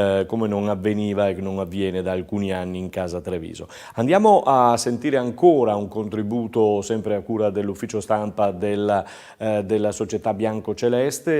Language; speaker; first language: Italian; native; Italian